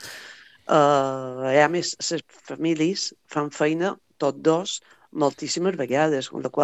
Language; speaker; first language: Catalan; native; Catalan